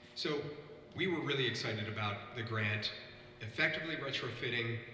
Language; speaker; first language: English; native; English